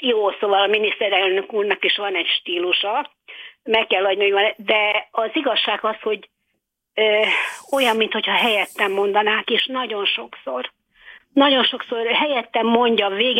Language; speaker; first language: Hungarian; native; Hungarian